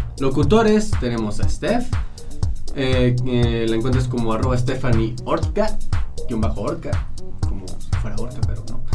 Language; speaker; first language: Spanish; native; Spanish